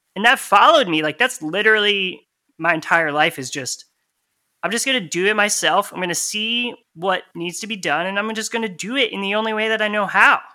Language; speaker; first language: English; native; English